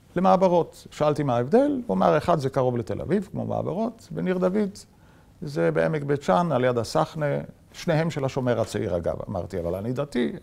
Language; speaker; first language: Hebrew; early bilingual, other home language; Yiddish